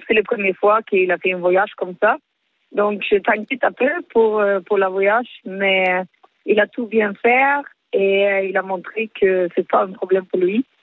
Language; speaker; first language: French; non-native, learner; Swedish